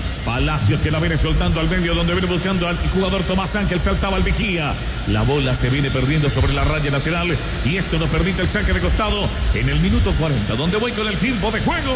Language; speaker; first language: Spanish; native; Spanish